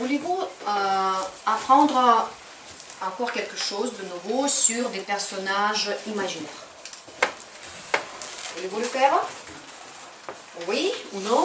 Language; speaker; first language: French; non-native, fluent; Ukrainian